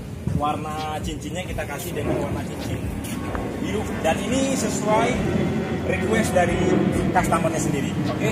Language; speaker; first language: Indonesian; native; Indonesian